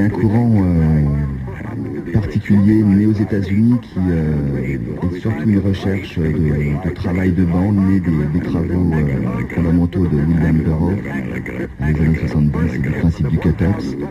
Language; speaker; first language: French; native; French